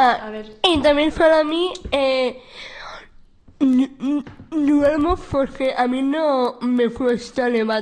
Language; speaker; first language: Spanish; non-native, local second language; Basque